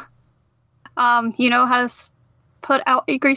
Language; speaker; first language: English; native; English